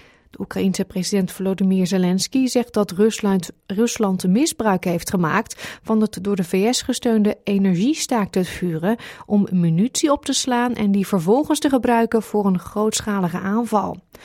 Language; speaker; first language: Dutch; native; Dutch